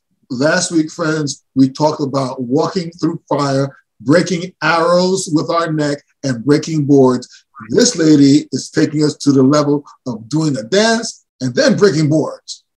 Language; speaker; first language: English; early bilingual, other home language; Spanish